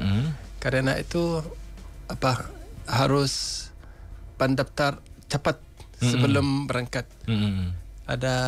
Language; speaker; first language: Indonesian; non-native, learner; Hausa